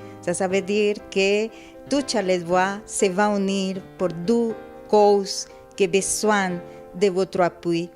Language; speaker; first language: French; non-native, fluent; Spanish